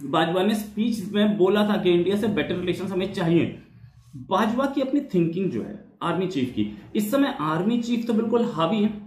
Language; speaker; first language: Hindi; native; Hindi